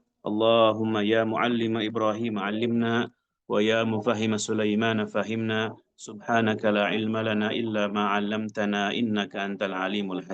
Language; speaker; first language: Arabic; non-native, fluent; Indonesian